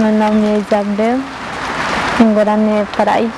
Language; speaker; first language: Portuguese; non-native, local second language; Guarani